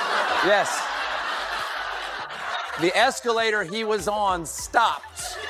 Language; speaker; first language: English; native; English